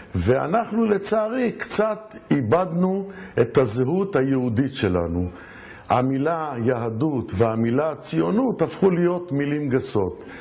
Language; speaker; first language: Hebrew; native; Hebrew